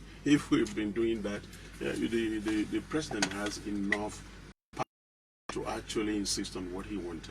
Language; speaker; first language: English; non-native, local second language; Yoruba